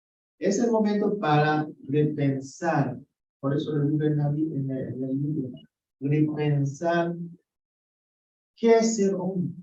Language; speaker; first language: Spanish; non-native, fluent; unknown